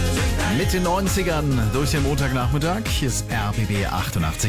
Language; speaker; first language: German; native; German